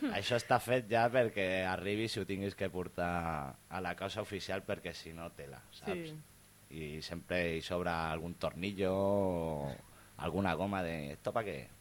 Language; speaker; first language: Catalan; non-native, local second language; Spanish